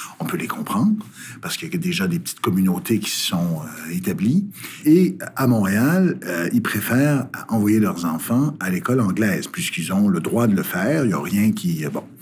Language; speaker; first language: French; native; French